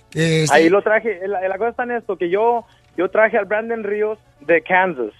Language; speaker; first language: Spanish; early bilingual, heritage; Spanish